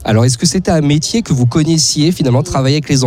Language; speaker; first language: French; native; French